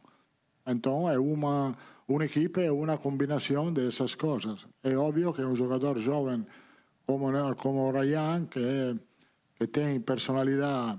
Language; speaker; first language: Portuguese; non-native, learner; Italian